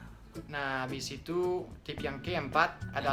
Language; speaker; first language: Indonesian; non-native, fluent; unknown